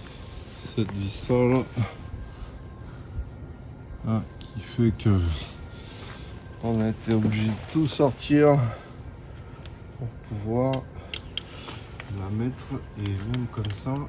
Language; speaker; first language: French; native; French